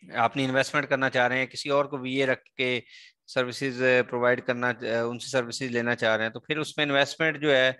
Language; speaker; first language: Urdu; non-native, local second language; Sindhi